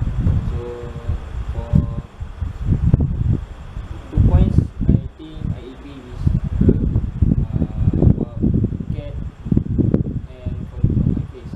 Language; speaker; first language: English; non-native, learner; Malay